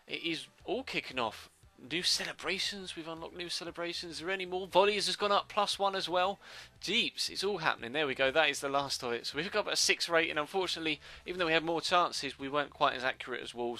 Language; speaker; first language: English; native; English